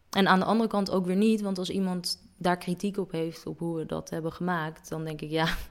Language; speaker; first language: Dutch; native; Dutch